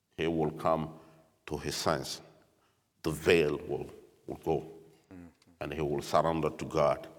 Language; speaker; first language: English; non-native, fluent; French